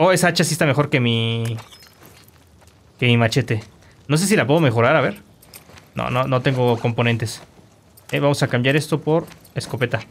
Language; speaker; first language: Spanish; native; Spanish